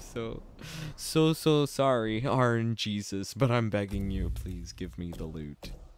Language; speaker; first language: English; native; English